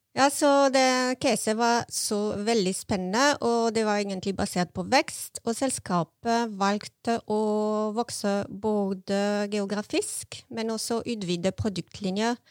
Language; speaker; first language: Norwegian; non-native, fluent; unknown